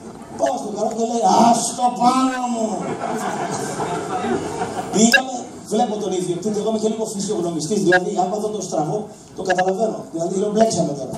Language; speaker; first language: Greek; native; Greek